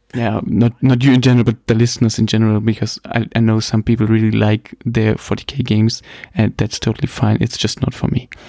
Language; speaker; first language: English; non-native, fluent; German